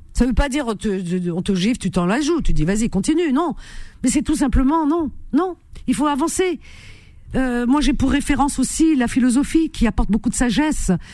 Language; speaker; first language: French; native; French